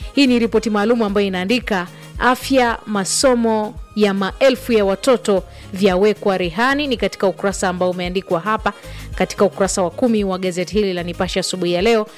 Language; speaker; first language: Swahili; native; Swahili